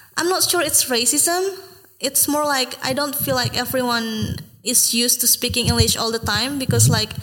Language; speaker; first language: English; non-native, fluent; Indonesian